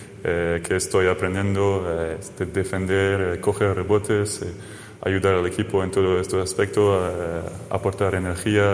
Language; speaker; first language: Spanish; non-native, fluent; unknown